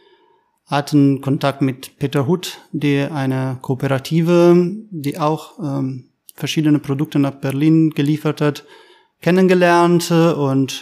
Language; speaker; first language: German; non-native, fluent; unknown